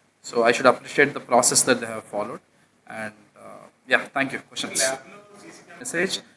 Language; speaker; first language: English; non-native, local second language; Telugu